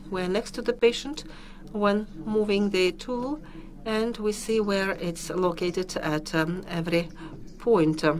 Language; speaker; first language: English; non-native, fluent; Russian